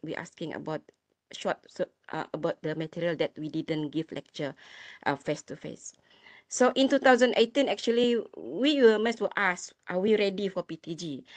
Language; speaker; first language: English; non-native, local second language; Malay